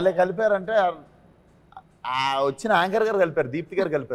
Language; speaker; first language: Telugu; native; Telugu